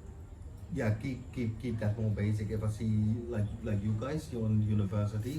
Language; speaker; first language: English; non-native, fluent; Dutch